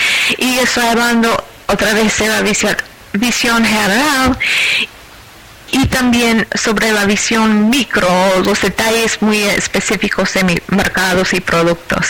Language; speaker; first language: Spanish; non-native, fluent; English